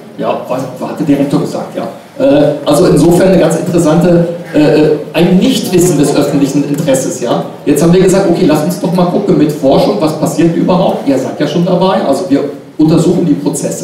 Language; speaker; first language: German; native; German